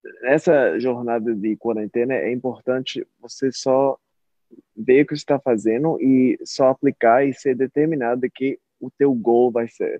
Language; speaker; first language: Portuguese; early bilingual, heritage; Portuguese